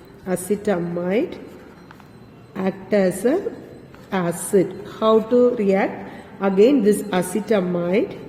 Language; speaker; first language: English; non-native, local second language; Tamil